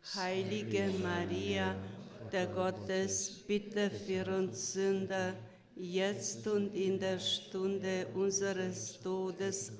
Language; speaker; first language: German; non-native, fluent; Croatian